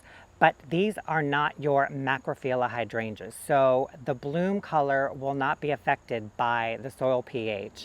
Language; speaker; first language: English; native; English